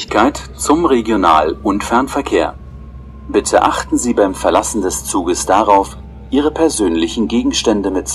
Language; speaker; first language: German; native; German